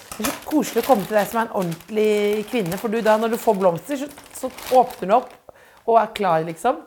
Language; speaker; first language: Norwegian; native; Norwegian